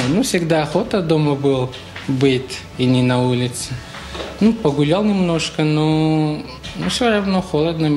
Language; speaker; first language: Russian; non-native, fluent; Portuguese